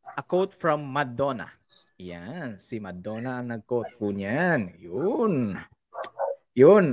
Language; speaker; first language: Filipino; non-native, local second language; Cebuano